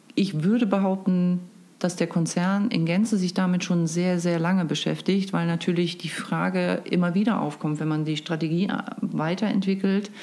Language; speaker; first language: German; native; German